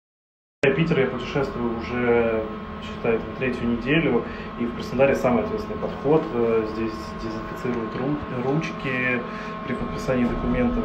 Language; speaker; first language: Russian; native; Russian